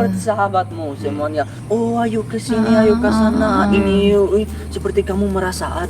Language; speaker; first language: Indonesian; non-native, learner; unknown